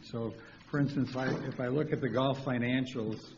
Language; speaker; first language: English; native; English